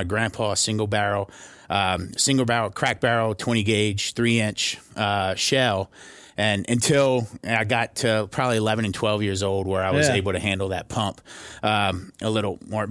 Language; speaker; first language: English; native; English